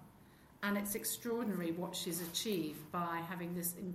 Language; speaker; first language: English; native; English